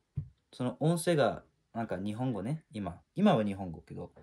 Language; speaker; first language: Japanese; non-native, fluent; English